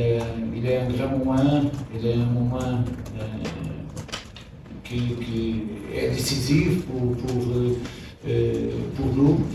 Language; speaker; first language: French; non-native, learner; Portuguese